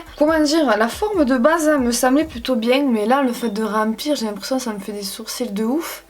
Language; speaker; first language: French; native; French